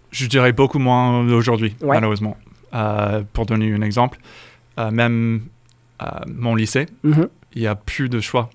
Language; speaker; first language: French; non-native, fluent; English